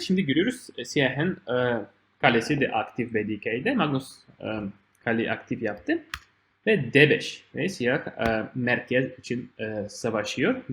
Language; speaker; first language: Turkish; non-native, fluent; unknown